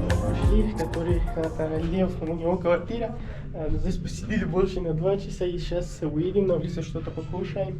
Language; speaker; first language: Russian; non-native, learner; Pashto